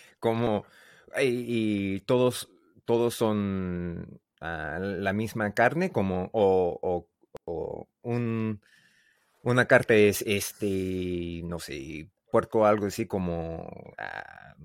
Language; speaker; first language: Spanish; non-native, learner; English